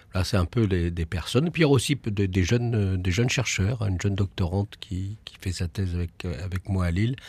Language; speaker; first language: French; native; French